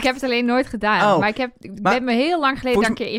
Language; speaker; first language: Dutch; native; Dutch